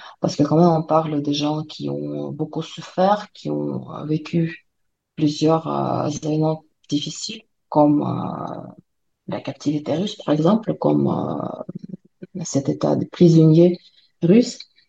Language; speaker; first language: French; non-native, fluent; Ukrainian